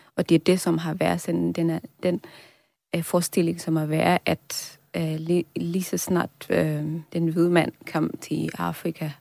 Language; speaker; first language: Danish; non-native, fluent; Swahili